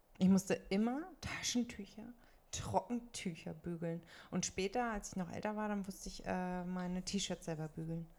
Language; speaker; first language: German; native; German